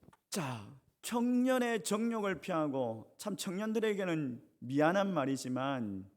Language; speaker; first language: Korean; native; Korean